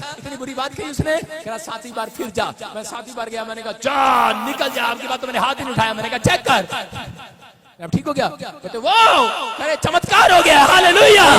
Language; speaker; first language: Hindi; non-native, local second language; Punjabi